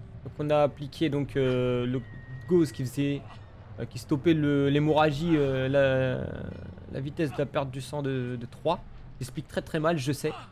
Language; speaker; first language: French; native; French